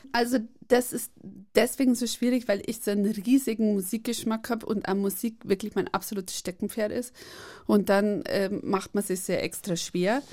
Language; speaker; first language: German; native; German